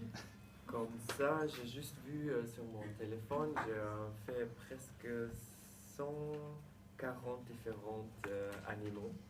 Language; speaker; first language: French; non-native, learner; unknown